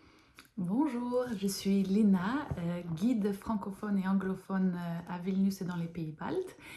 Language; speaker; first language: French; non-native, fluent; Lithuanian